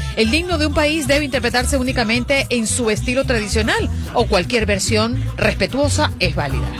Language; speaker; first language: Spanish; native; Spanish